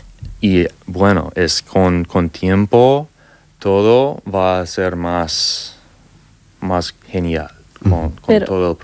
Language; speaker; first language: Spanish; non-native, learner; English